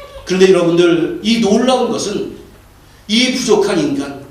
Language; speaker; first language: Korean; native; Korean